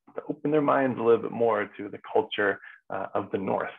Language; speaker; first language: English; native; English